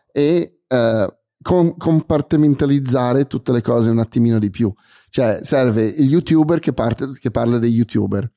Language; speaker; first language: Italian; non-native, fluent; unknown